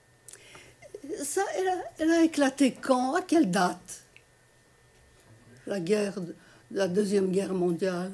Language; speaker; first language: French; non-native, fluent; Polish